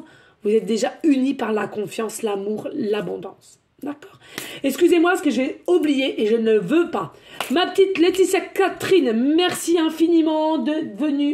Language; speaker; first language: French; native; French